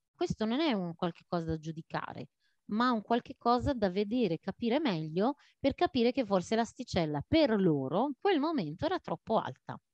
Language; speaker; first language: Italian; non-native, fluent; Maltese